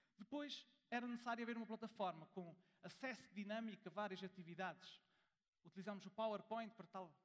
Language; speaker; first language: Portuguese; early bilingual, heritage; German